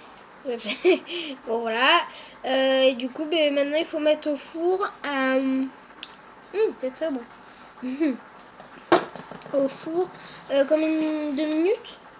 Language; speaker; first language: French; native; French